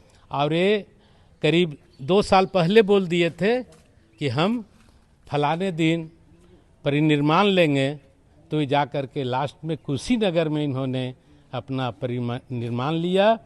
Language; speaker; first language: Hindi; native; Hindi